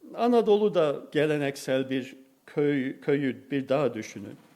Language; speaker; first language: Turkish; non-native, fluent; English